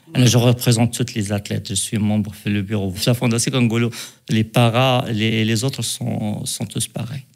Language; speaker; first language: French; non-native, local second language; Arabic